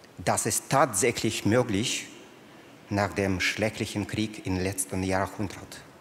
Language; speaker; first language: German; non-native, fluent; Russian